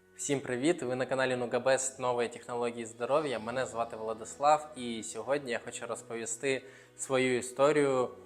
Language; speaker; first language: Ukrainian; non-native, local second language; Russian